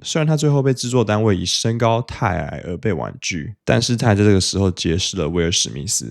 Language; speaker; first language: Chinese; native; Chinese